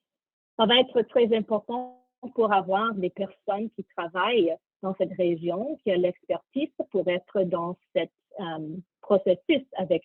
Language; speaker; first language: French; non-native, learner; English